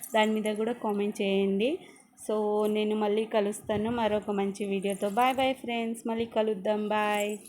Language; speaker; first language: Telugu; non-native, local second language; Lambadi